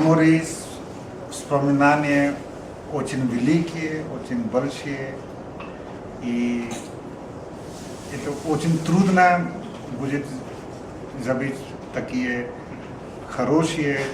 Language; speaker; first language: Russian; non-native, learner; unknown